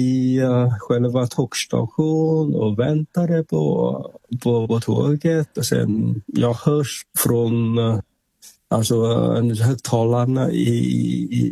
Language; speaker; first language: Swedish; non-native, fluent; Vietnamese